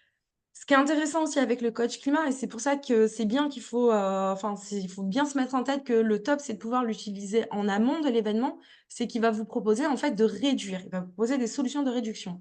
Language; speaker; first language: French; native; French